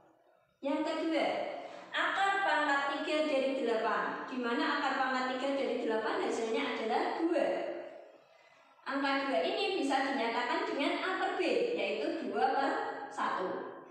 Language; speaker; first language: Indonesian; native; Indonesian